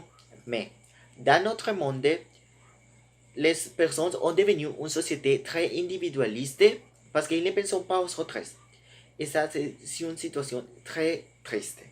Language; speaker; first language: French; non-native, learner; Spanish